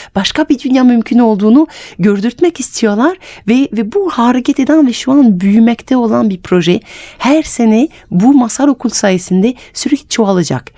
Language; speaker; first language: Turkish; non-native, fluent; French